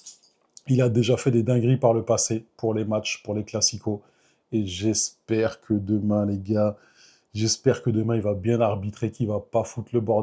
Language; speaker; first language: French; native; French